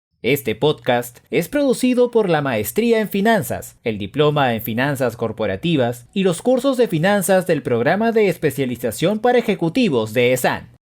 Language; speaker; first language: Spanish; native; Spanish